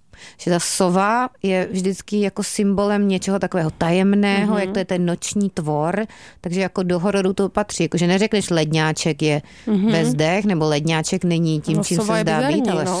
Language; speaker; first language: Czech; native; Czech